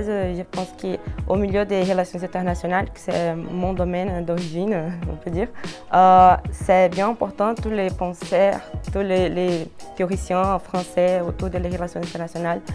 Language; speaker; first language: French; non-native, fluent; Portuguese